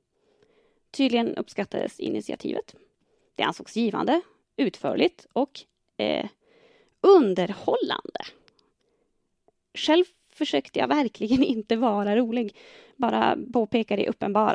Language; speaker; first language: Swedish; native; Swedish